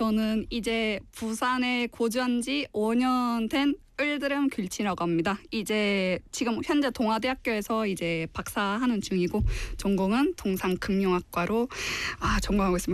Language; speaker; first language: English; non-native, fluent; Turkish